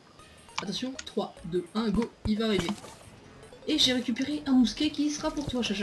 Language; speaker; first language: French; native; French